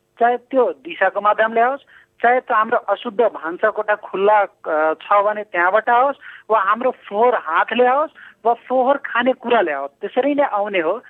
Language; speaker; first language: Nepali; non-native, local second language; Bhojpuri